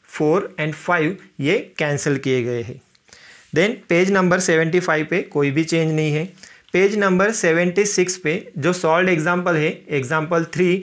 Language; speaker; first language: Hindi; non-native, local second language; Marathi